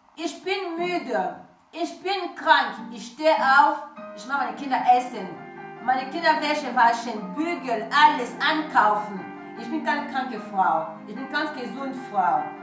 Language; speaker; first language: German; non-native, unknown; French